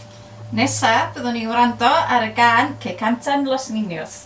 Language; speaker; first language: Welsh; non-native, local second language; Spanish